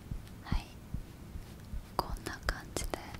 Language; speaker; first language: Japanese; non-native, fluent; Korean